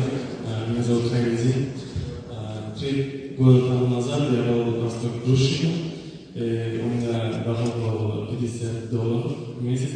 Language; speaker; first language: Russian; non-native, fluent; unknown